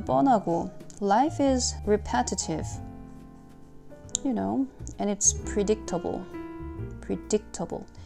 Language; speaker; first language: English; non-native, fluent; Korean